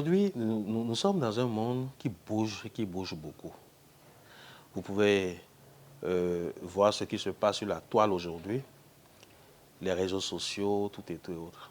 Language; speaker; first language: French; non-native, local second language; Fon